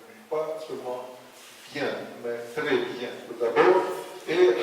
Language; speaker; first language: French; non-native, fluent; Russian